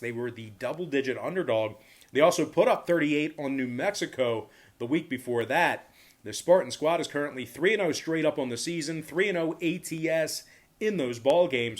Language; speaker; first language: English; native; English